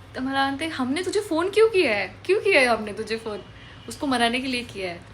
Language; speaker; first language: Hindi; non-native, local second language; Marathi